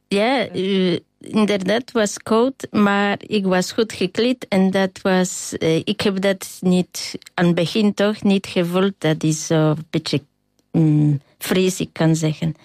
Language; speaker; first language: Dutch; non-native, fluent; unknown